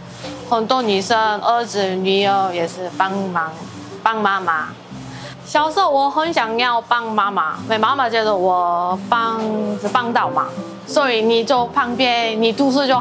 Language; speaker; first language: Chinese; non-native, learner; Korean